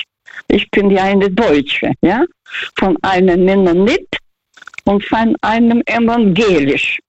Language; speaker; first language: German; non-native, fluent; Russian